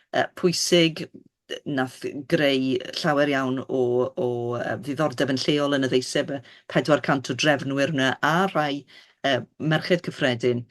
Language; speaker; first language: Welsh; native; Welsh